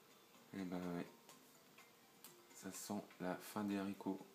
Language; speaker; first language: French; native; French